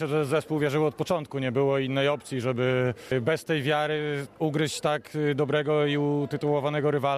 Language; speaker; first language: Polish; native; Polish